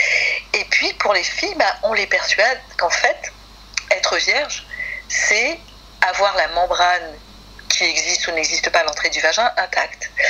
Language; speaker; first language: French; native; French